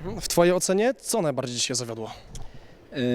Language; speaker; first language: Polish; native; Polish